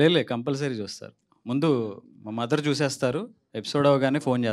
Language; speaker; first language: Telugu; native; Telugu